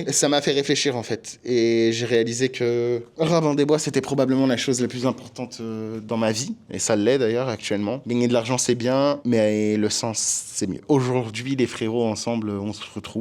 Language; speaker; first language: French; native; French